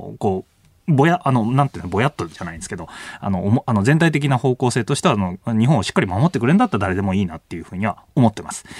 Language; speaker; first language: Japanese; native; Japanese